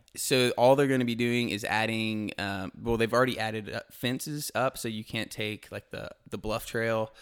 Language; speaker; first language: English; native; English